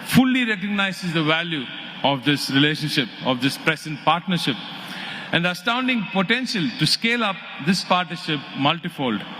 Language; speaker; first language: English; non-native, local second language; Tamil